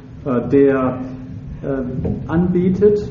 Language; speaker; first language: German; native; German